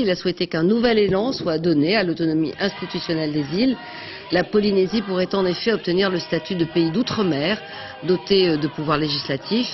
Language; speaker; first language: French; native; French